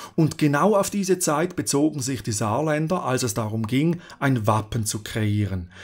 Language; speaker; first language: German; native; German